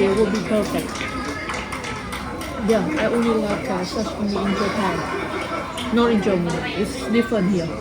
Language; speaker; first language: English; non-native, fluent; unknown